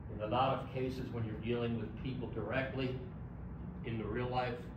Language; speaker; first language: English; native; English